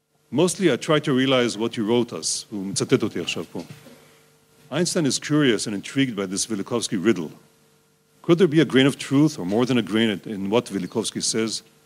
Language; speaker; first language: English; non-native, fluent; Hebrew